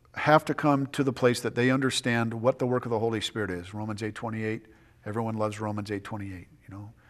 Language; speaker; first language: English; native; English